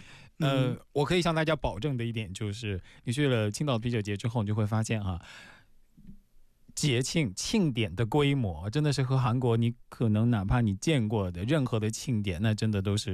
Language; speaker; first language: Chinese; native; Chinese